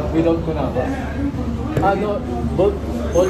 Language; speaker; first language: English; non-native, local second language; Filipino